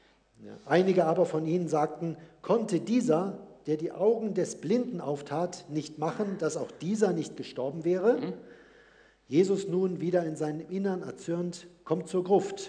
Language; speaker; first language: German; native; German